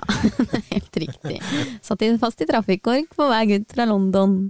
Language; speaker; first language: Norwegian; native; Norwegian